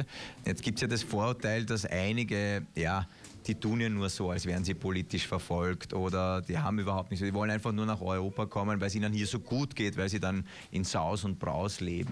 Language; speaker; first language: German; native; German